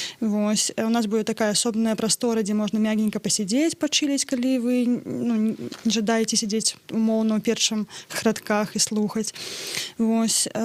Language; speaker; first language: Belarusian; non-native, local second language; Russian